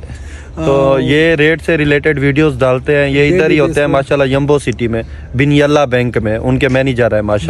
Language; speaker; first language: Hindi; non-native, local second language; Saraiki